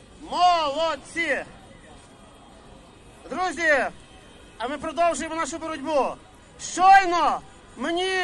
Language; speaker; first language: Ukrainian; native; Ukrainian